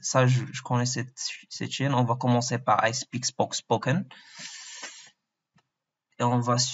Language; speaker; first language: French; non-native, local second language; Arabic